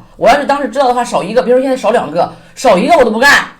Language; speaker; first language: Chinese; native; Chinese